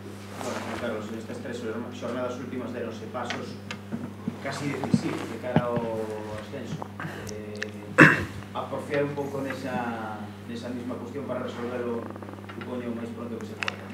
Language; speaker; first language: Galician; native; Galician